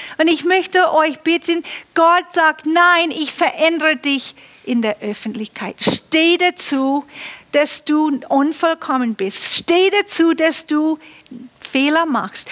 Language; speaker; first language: German; non-native, fluent; English